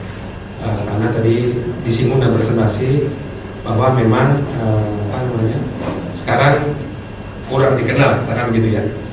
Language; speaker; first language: Indonesian; native; Indonesian